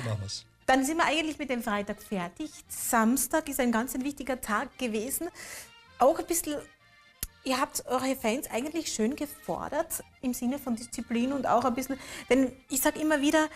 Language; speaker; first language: German; native; German